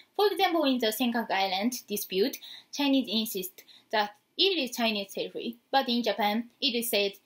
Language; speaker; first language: English; non-native, fluent; Japanese